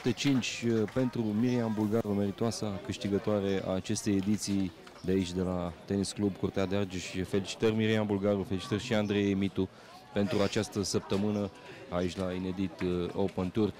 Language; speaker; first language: Romanian; native; Romanian